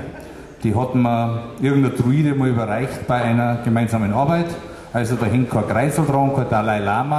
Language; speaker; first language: German; native; German